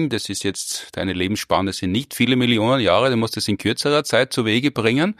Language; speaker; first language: German; native; German